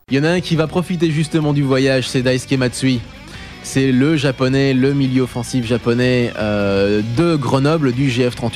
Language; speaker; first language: French; native; French